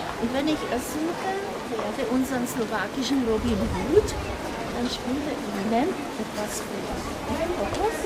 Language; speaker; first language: German; non-native, local second language; Slovak